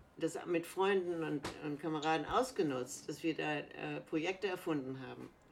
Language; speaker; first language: German; native; German